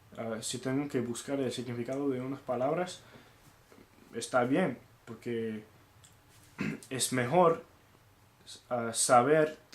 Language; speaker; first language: Spanish; non-native, fluent; English